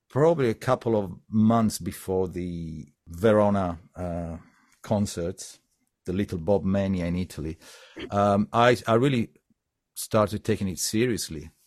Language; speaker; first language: English; non-native, fluent; Italian